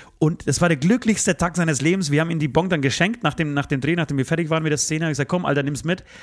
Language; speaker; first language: German; early bilingual, other home language; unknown